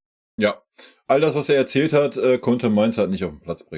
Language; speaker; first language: German; native; German